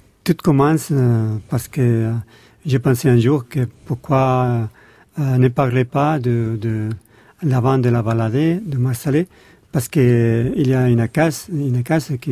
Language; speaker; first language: French; non-native, learner; Spanish